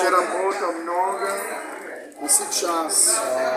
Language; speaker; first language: Russian; non-native, learner; Italian